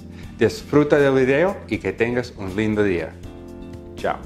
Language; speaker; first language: Spanish; non-native, fluent; English